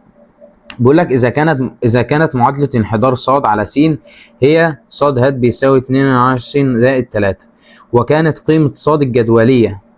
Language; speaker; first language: Arabic; native; Arabic